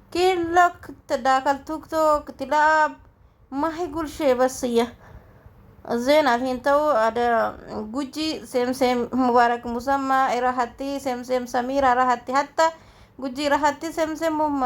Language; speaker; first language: Arabic; non-native, learner; Oromo